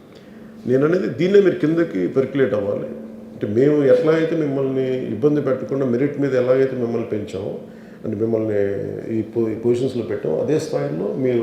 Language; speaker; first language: Telugu; native; Telugu